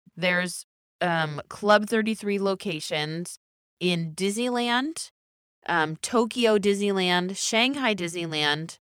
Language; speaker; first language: English; native; English